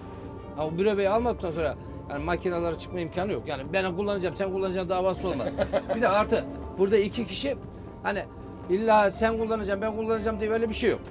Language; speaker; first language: Turkish; native; Turkish